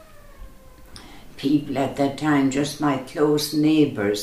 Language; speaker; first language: English; native; English